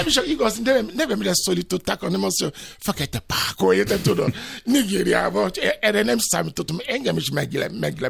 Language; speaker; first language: Hungarian; non-native, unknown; Yoruba